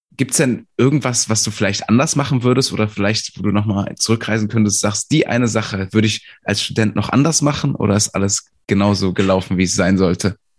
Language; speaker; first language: German; native; German